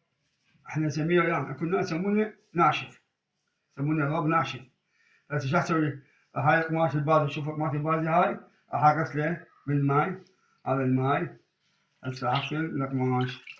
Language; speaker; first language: Arabic; native; Arabic